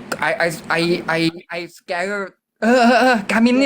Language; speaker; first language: English; non-native, learner; Thai